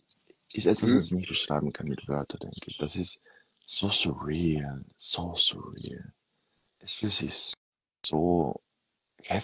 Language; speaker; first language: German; non-native, fluent; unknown